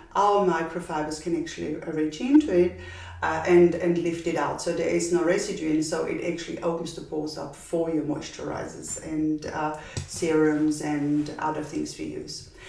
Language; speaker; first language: English; non-native, fluent; German